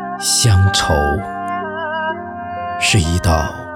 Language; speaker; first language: Chinese; native; Chinese